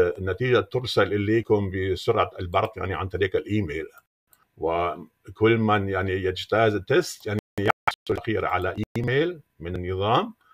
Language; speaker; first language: Arabic; non-native, fluent; German